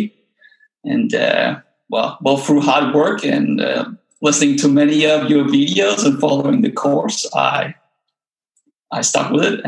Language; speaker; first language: English; non-native, fluent; Danish